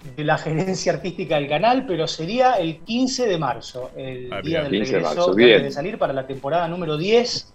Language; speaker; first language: Spanish; native; Spanish